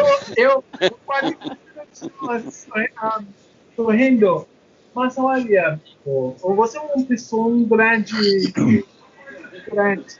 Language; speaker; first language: Portuguese; non-native, learner; English